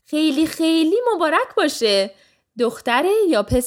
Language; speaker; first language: Persian; early bilingual, heritage; English